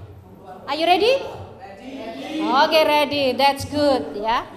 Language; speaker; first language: English; non-native, fluent; Indonesian